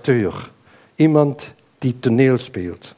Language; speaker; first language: Dutch; native; Dutch